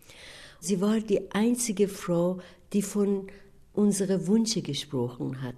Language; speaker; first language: German; non-native, fluent; Persian